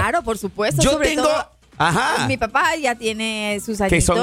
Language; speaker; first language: Spanish; native; Spanish